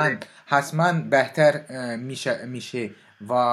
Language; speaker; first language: Persian; non-native, learner; French